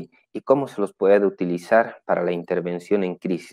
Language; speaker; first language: Spanish; native; Spanish